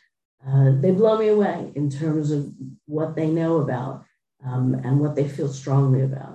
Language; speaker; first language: English; native; English